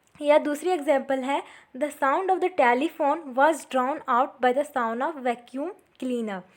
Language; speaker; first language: Hindi; native; Hindi